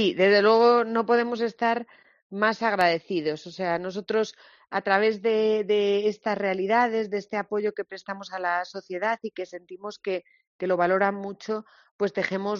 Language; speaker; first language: Spanish; native; Spanish